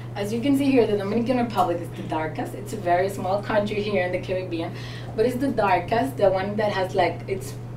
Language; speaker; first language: English; non-native, fluent; Spanish